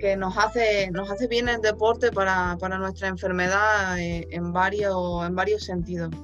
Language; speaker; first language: Spanish; native; Spanish